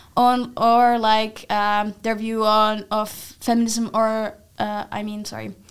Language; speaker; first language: English; non-native, fluent; Finnish